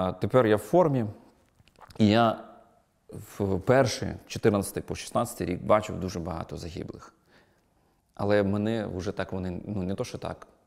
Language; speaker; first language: Ukrainian; non-native, local second language; Russian